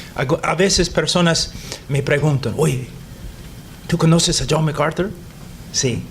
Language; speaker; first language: Spanish; non-native, fluent; English